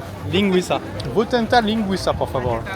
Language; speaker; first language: Portuguese; non-native, learner; French